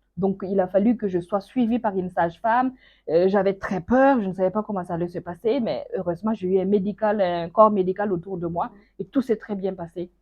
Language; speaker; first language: French; non-native, local second language; Mossi